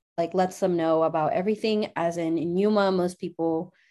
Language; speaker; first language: English; early bilingual, other home language; Spanish